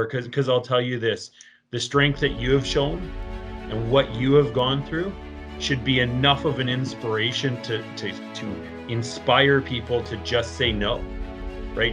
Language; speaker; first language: English; native; English